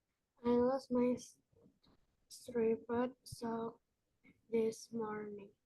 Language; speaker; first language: English; non-native, learner; Indonesian